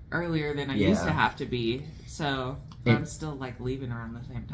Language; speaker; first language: English; native; English